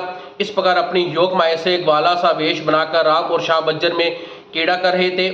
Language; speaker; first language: Hindi; native; Hindi